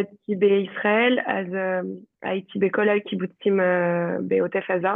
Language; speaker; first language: Hebrew; non-native, learner; French